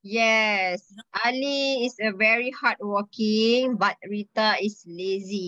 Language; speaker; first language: English; non-native, local second language; Malay